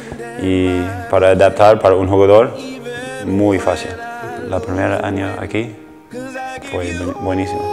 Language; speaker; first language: Spanish; non-native, learner; English